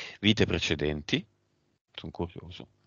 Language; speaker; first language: Italian; native; Italian